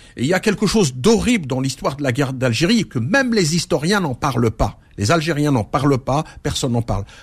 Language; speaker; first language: French; early bilingual, other home language; Arabic